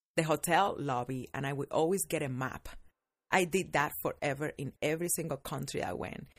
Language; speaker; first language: English; non-native, fluent; Spanish